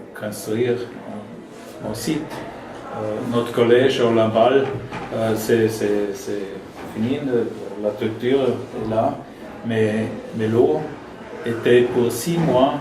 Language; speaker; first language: French; non-native, learner; German